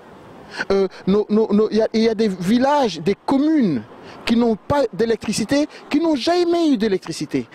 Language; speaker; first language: French; non-native, local second language; Wolof